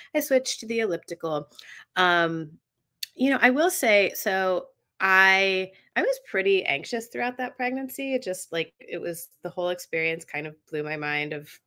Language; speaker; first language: English; native; English